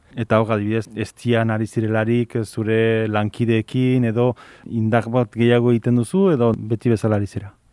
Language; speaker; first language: Basque; native; Basque